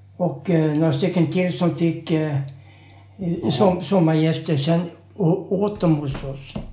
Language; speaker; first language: Swedish; native; Swedish